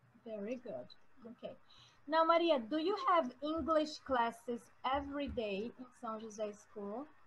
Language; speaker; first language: English; non-native, fluent; Portuguese